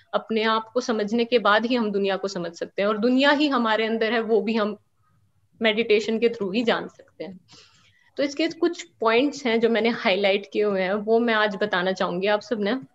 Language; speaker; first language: Hindi; native; Hindi